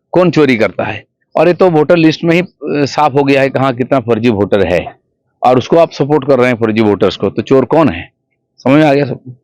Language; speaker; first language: Hindi; non-native, local second language; Bangla